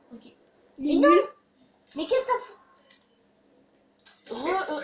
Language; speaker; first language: French; native; French